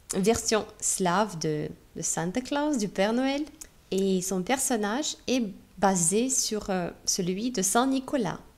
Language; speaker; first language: French; non-native, fluent; Russian